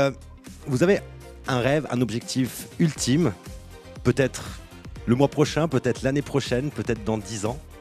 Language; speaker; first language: French; native; French